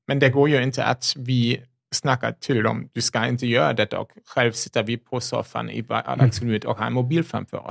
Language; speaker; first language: Swedish; non-native, fluent; German